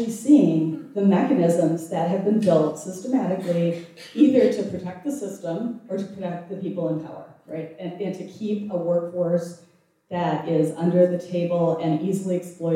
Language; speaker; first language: English; native; English